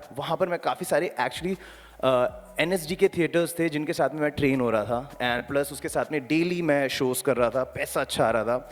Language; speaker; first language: Hindi; native; Hindi